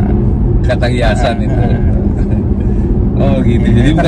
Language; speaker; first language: Indonesian; native; Indonesian